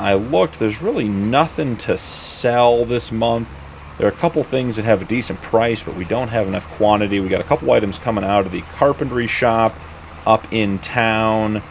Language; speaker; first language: English; native; English